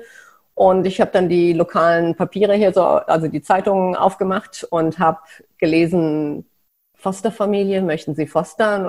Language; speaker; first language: German; native; German